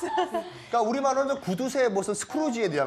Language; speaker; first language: Korean; native; Korean